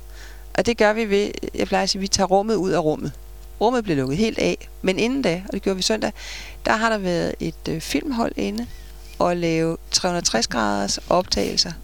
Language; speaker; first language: Danish; native; Danish